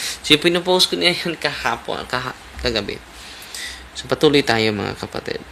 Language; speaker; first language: Filipino; non-native, local second language; Cebuano